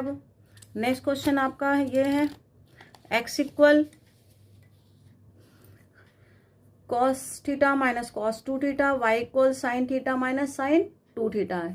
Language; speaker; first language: Hindi; native; Hindi